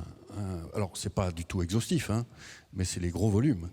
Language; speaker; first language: French; native; French